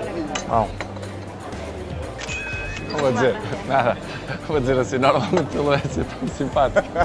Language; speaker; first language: Spanish; non-native, fluent; Portuguese